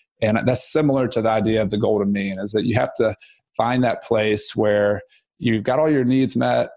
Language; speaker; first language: English; native; English